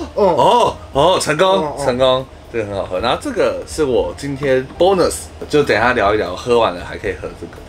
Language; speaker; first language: Chinese; native; Chinese